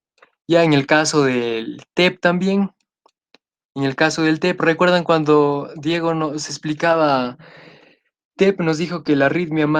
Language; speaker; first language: Spanish; native; Spanish